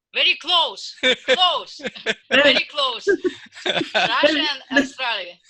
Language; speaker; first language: English; non-native, learner; Greek